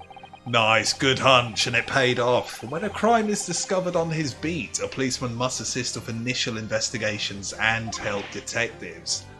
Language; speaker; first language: English; native; English